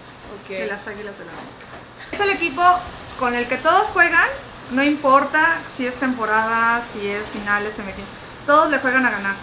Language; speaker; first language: Spanish; native; Spanish